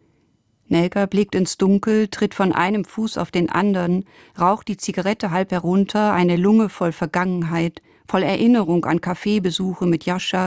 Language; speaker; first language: German; native; German